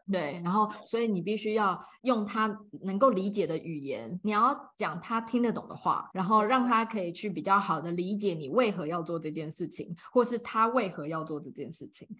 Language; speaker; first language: Chinese; native; Chinese